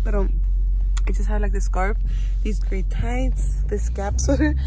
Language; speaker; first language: English; early bilingual, other home language; Spanish